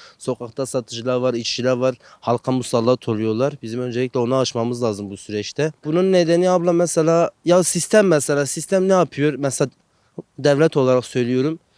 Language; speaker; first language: Turkish; non-native, local second language; Kurdish